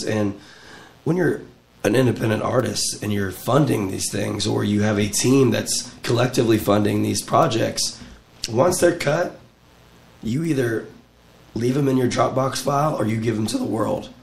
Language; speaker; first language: English; native; English